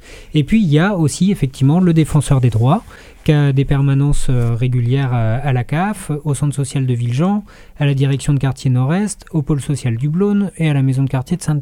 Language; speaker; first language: French; native; French